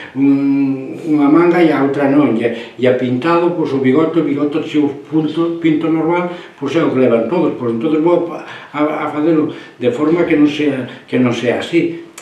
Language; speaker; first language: Galician; native; Galician